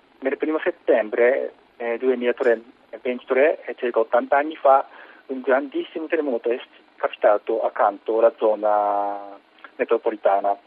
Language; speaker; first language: Italian; non-native, learner; Japanese